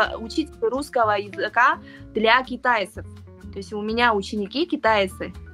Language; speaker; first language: Russian; non-native, fluent; Chinese